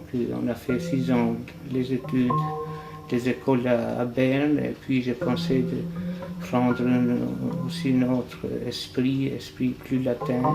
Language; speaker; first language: French; non-native, fluent; Albanian